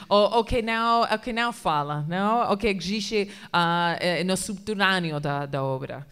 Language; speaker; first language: Portuguese; non-native, fluent; English